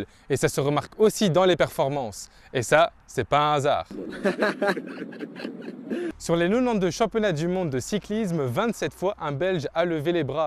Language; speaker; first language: French; native; French